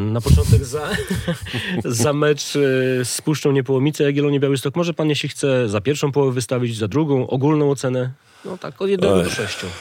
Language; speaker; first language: Polish; native; Polish